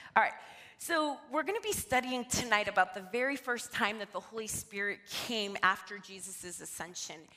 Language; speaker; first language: English; native; English